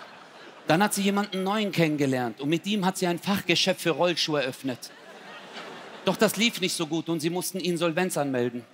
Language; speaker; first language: German; early bilingual, other home language; Turkish